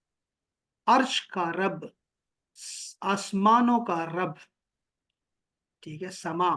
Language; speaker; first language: Urdu; native; Urdu